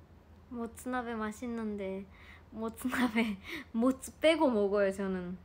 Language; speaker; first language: Korean; non-native, fluent; Japanese